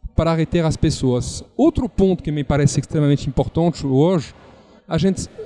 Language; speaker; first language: Portuguese; non-native, fluent; French